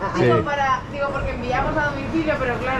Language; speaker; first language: Spanish; native; Spanish